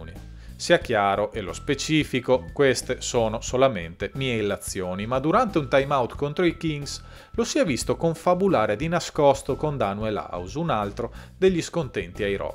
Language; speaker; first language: Italian; native; Italian